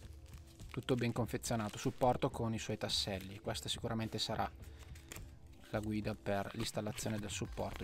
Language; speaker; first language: Italian; native; Italian